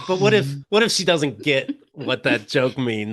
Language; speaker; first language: English; native; English